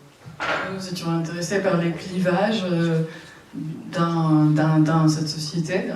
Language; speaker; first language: French; non-native, fluent; Russian